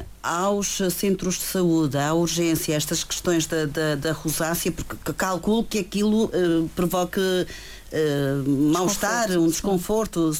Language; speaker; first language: Portuguese; native; Portuguese